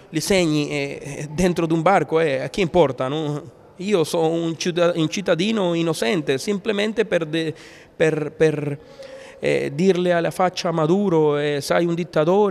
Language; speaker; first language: Italian; non-native, learner; Spanish